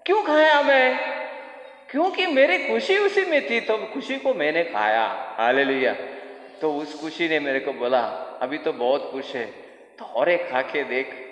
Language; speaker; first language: Hindi; non-native, local second language; Kannada